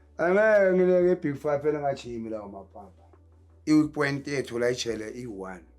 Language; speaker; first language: Zulu; native; Zulu